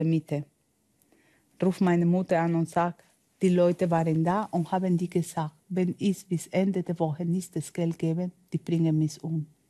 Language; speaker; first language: German; non-native, learner; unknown